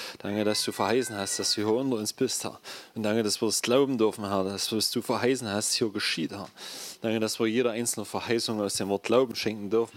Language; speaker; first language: German; native; German